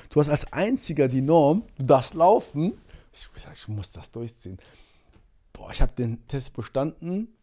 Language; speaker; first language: German; early bilingual, other home language; Portuguese